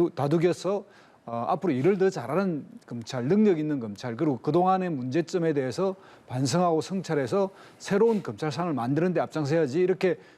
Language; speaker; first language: Korean; native; Korean